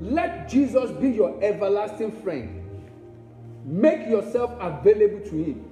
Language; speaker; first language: English; non-native, local second language; Yoruba